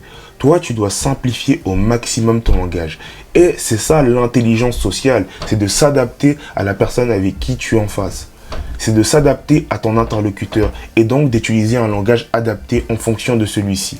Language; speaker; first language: French; native; French